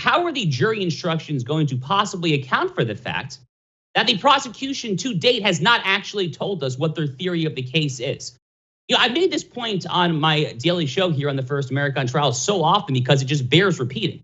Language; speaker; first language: English; native; English